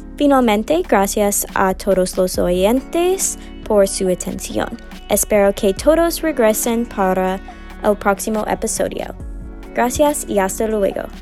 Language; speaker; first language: Spanish; non-native, learner; English